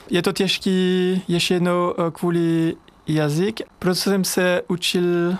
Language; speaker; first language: Czech; non-native, learner; French